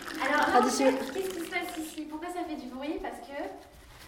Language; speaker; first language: French; native; French